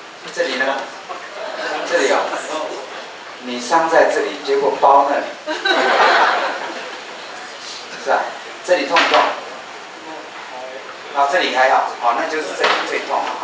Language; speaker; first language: Chinese; native; Chinese